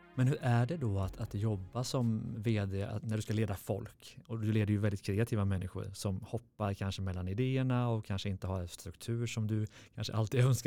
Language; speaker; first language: Swedish; native; Swedish